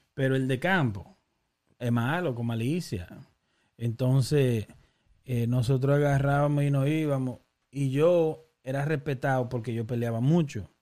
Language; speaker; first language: Spanish; native; Spanish